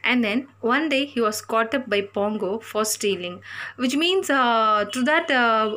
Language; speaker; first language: English; non-native, local second language; Tamil